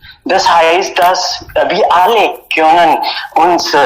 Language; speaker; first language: German; non-native, learner; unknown